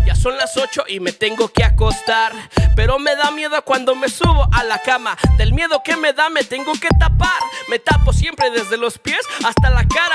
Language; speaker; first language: Spanish; native; Spanish